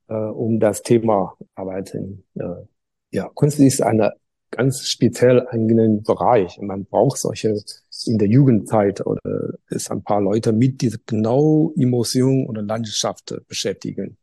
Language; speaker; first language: German; non-native, learner; Chinese